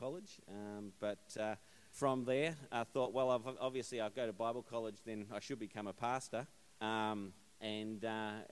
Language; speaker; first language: English; native; English